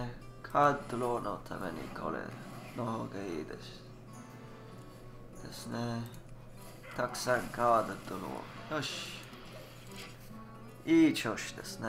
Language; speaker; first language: Japanese; non-native, learner; English